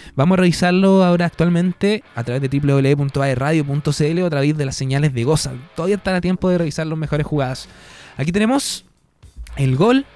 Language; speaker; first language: Spanish; native; Spanish